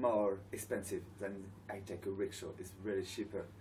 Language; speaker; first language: English; non-native, learner; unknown